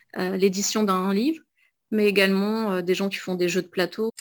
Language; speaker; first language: French; native; French